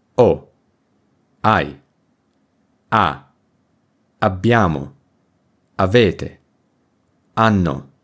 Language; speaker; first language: Italian; non-native, fluent; English